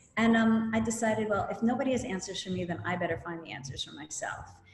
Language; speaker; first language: English; native; English